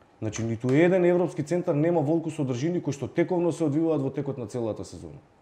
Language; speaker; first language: Macedonian; native; Macedonian